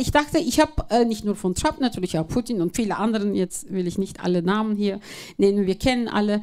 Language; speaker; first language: German; non-native, fluent; Turkish